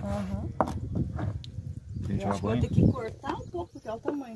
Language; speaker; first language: Portuguese; native; Portuguese